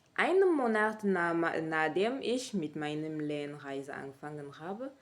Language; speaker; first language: German; non-native, learner; French